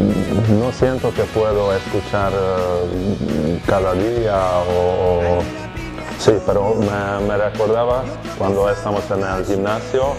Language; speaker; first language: Spanish; non-native, fluent; Hungarian